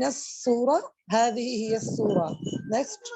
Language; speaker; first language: Arabic; non-native, fluent; Urdu